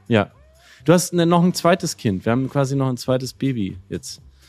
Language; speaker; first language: German; native; German